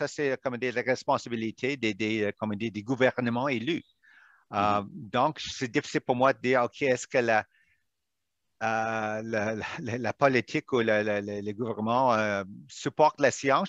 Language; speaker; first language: French; non-native, local second language; English